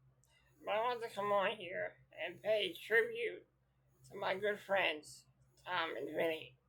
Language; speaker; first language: English; native; English